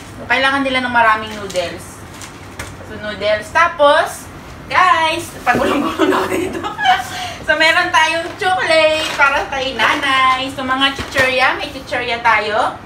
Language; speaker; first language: Filipino; native; Filipino